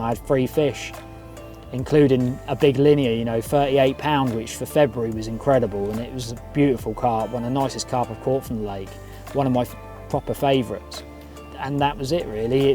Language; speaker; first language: English; native; English